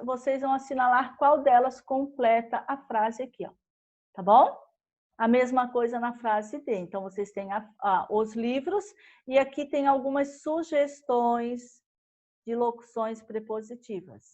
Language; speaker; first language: Portuguese; native; Portuguese